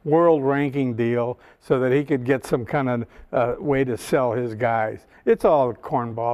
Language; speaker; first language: English; native; English